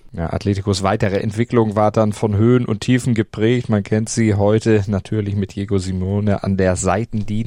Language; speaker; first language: German; native; German